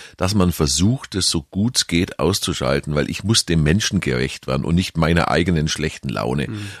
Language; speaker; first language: German; native; German